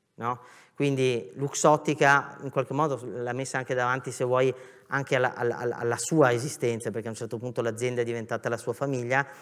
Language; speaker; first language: Italian; native; Italian